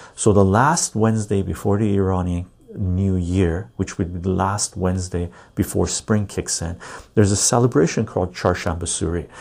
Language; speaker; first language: English; early bilingual, other home language; Persian